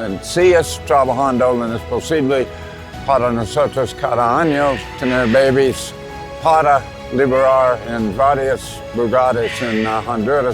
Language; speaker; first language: Spanish; non-native, learner; English